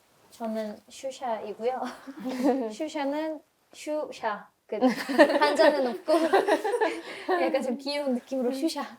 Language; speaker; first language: Korean; non-native, fluent; Russian